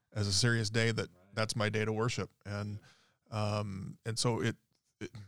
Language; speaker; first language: English; native; English